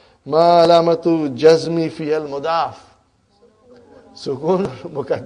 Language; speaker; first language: Arabic; non-native, fluent; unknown